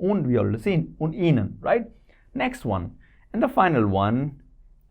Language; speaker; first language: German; non-native, fluent; Hindi